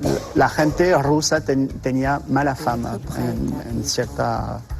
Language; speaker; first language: Spanish; non-native, fluent; French